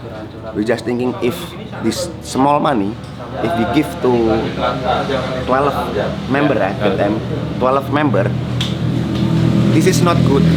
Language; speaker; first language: English; non-native, learner; Indonesian